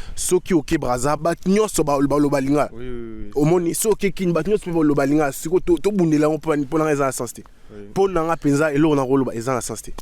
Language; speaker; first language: Lingala; native; Lingala